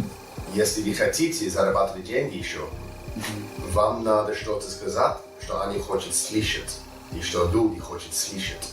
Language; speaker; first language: Russian; non-native, learner; English